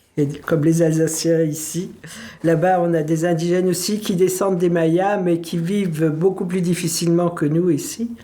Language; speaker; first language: French; non-native, local second language; Swiss German